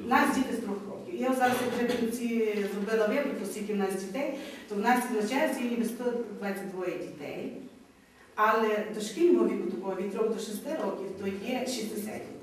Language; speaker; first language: Ukrainian; native; Ukrainian